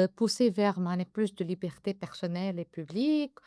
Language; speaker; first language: French; non-native, local second language; Arabic